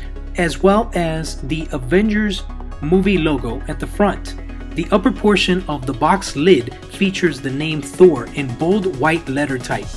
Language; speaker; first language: English; native; English